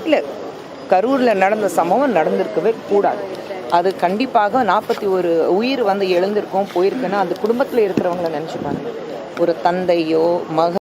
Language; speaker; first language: Tamil; non-native, fluent; Hindi